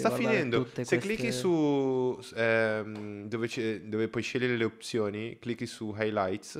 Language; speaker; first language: Italian; native; Italian